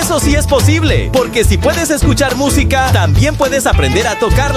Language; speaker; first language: Spanish; native; Spanish